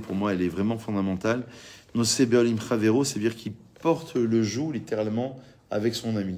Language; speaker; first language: French; native; French